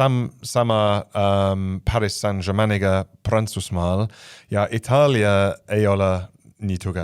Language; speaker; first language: Estonian; non-native, fluent; English